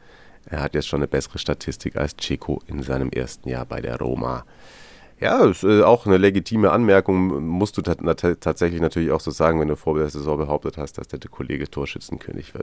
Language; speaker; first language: German; native; German